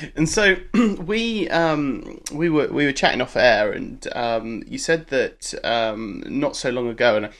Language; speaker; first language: English; native; English